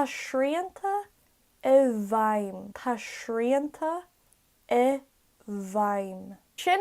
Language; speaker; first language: Irish; non-native, learner; English